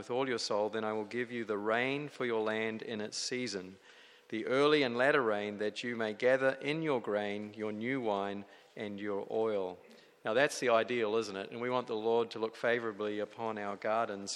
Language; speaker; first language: English; native; English